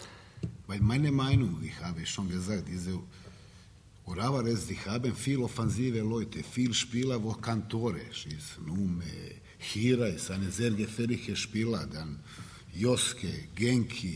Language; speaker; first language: German; non-native, learner; Serbian